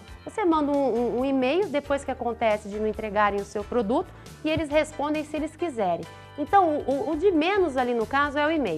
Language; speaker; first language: Portuguese; native; Portuguese